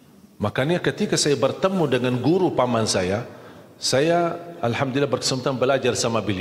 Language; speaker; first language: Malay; non-native, fluent; Arabic